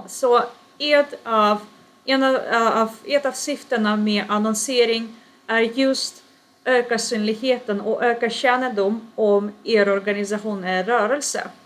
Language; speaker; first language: Swedish; non-native, fluent; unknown